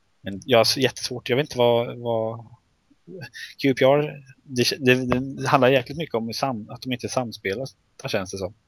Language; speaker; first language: Swedish; native; Swedish